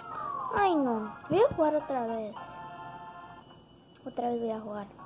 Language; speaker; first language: Spanish; early bilingual, heritage; Spanish